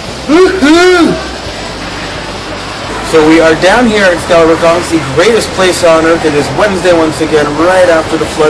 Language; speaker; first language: English; native; English